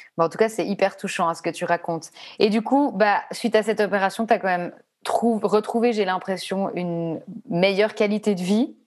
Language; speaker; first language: French; native; French